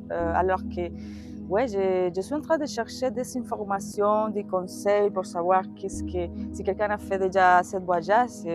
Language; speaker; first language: French; non-native, learner; Spanish